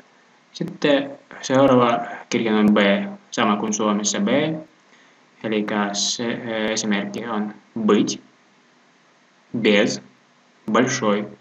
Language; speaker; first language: Finnish; non-native, fluent; Russian